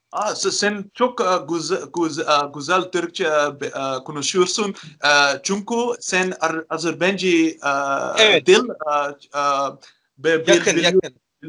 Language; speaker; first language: Turkish; non-native, learner; Dutch